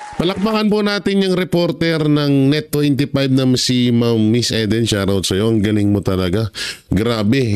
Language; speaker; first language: Filipino; non-native, local second language; Cebuano